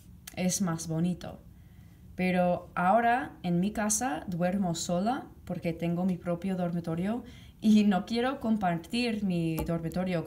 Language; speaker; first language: Spanish; non-native, fluent; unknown